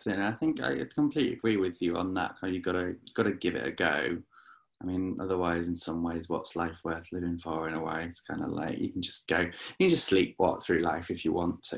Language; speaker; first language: English; native; English